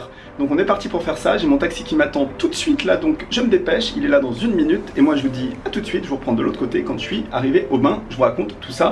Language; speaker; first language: French; native; French